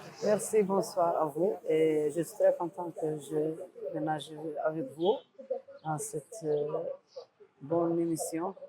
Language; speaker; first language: French; non-native, learner; Arabic